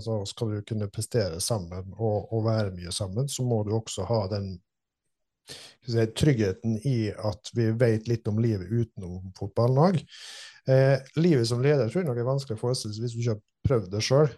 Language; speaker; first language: Norwegian; native; Norwegian